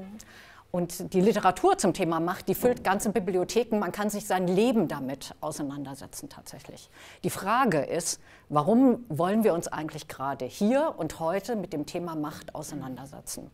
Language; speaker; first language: German; native; German